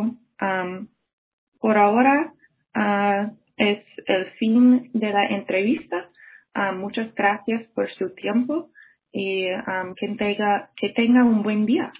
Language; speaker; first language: Spanish; non-native, fluent; English